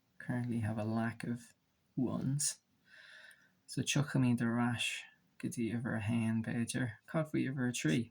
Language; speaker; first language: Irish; non-native, local second language; English